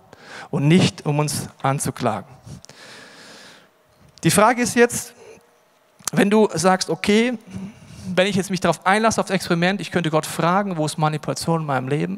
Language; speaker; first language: German; native; German